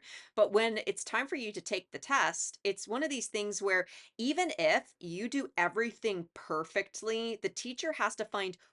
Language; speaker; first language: English; native; English